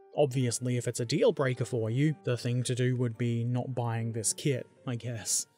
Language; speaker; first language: English; native; English